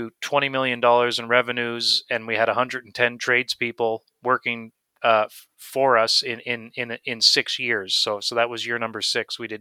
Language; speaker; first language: English; native; English